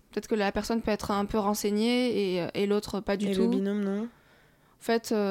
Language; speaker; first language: French; non-native, fluent; Russian